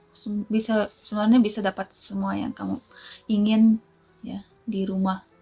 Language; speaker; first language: Indonesian; non-native, fluent; Russian